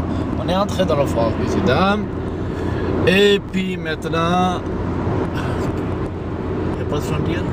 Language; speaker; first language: French; non-native, fluent; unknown